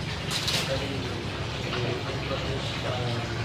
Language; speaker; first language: English; non-native, fluent; Indonesian